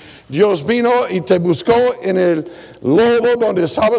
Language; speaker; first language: Spanish; non-native, fluent; English